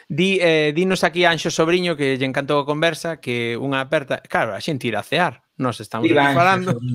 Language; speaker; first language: Galician; non-native, local second language; Spanish